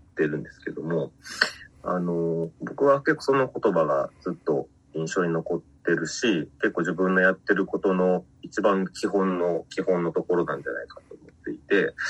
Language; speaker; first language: Japanese; native; Japanese